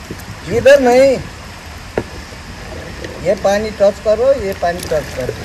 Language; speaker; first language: Hindi; non-native, learner; Nepali